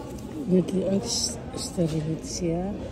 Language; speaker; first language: Dutch; non-native, learner; Indonesian